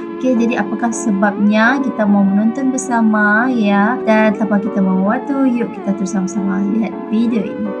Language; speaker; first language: Malay; native; Malay